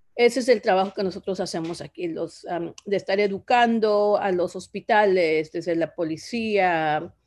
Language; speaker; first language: Spanish; early bilingual, other home language; Zapotec